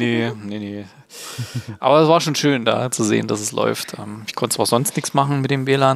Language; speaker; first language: German; native; German